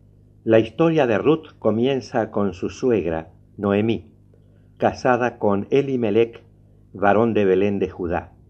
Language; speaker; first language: Spanish; native; Spanish